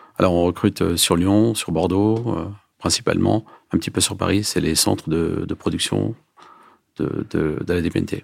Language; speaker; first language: French; early bilingual, other home language; Turkish